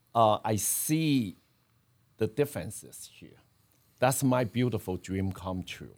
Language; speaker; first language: English; non-native, fluent; Chinese